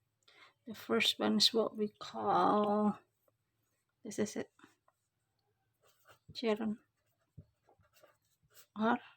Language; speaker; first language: English; non-native, fluent; Indonesian